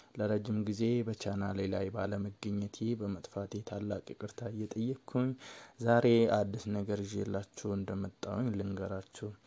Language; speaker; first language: Amharic; non-native, local second language; Oromo